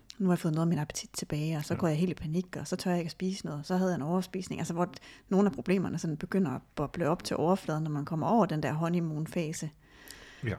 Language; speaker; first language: Danish; native; Danish